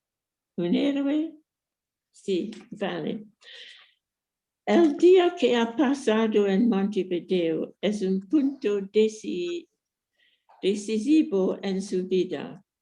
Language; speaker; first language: Spanish; non-native, fluent; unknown